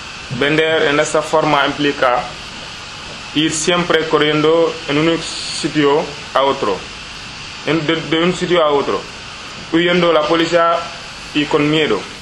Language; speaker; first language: Spanish; non-native, learner; Wolof